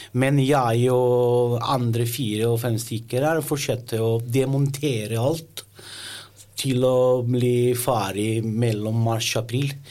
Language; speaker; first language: Norwegian; non-native, learner; Italian